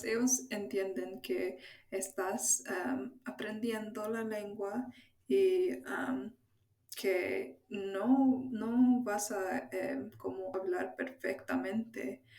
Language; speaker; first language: Spanish; non-native, fluent; English